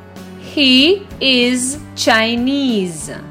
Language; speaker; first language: English; non-native, fluent; Russian